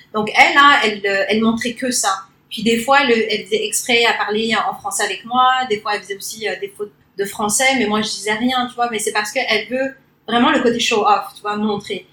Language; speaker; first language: French; early bilingual, other home language; Cantonese